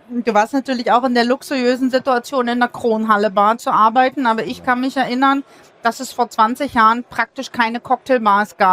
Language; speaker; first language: German; native; German